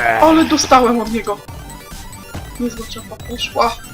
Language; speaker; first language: Polish; native; Polish